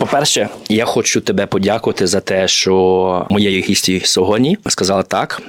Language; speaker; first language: Ukrainian; early bilingual, heritage; Ukrainian